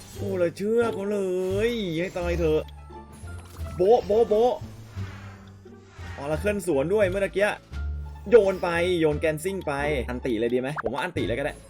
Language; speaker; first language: Thai; native; Thai